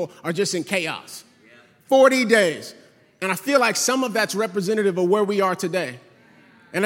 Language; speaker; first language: English; native; English